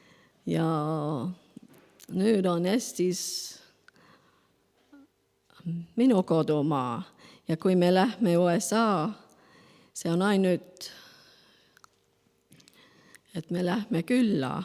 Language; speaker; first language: Estonian; non-native, learner; Spanish